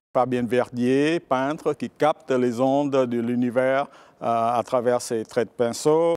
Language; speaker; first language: French; early bilingual, other home language; Vietnamese